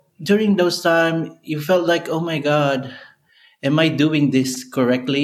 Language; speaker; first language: English; non-native, local second language; Bikol